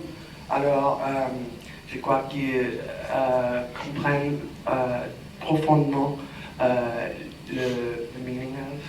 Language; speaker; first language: French; non-native, fluent; English